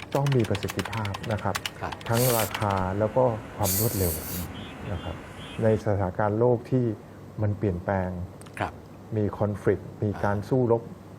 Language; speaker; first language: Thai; native; Thai